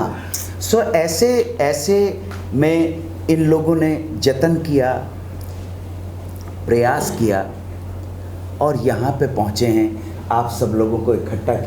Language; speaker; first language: Hindi; native; Hindi